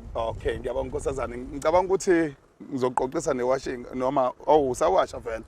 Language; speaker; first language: Zulu; native; Zulu